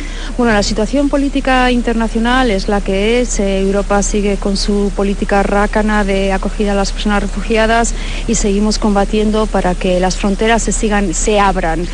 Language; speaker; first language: Spanish; native; Spanish